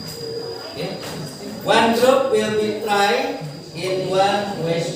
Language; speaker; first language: English; non-native, learner; Indonesian